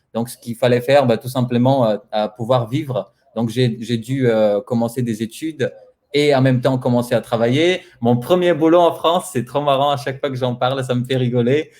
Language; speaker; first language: French; non-native, fluent; Bulgarian